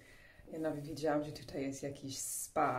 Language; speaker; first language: Polish; early bilingual, heritage; English